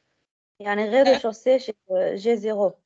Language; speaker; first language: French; non-native, learner; Arabic